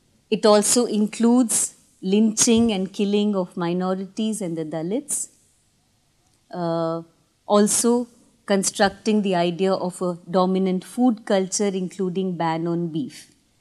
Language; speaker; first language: English; non-native, local second language; Tamil